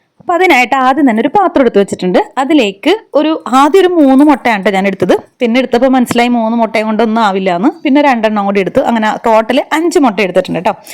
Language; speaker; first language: Malayalam; native; Malayalam